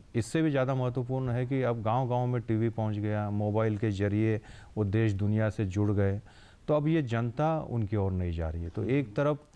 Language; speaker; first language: Hindi; non-native, local second language; Marathi